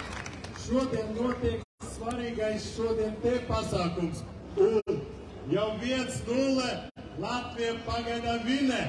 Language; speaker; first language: Latvian; non-native, local second language; Russian